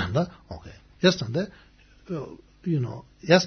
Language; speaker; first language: Russian; non-native, learner; Tibetan